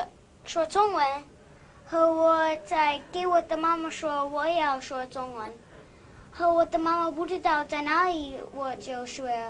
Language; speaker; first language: Chinese; non-native, learner; English